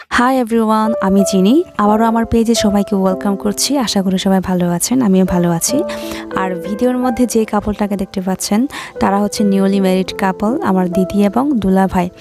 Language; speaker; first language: Bangla; non-native, local second language; Chakma